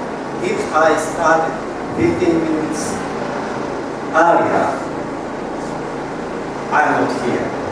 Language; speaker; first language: English; non-native, learner; Japanese